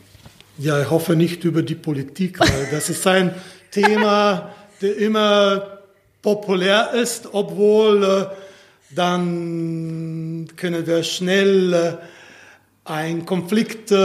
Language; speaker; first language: German; non-native, fluent; Slovenian